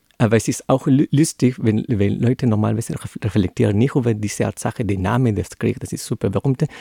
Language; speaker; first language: German; non-native, learner; Spanish